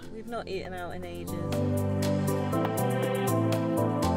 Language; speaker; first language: English; native; English